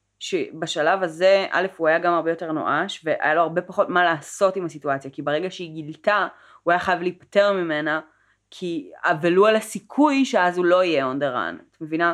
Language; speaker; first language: Hebrew; native; Hebrew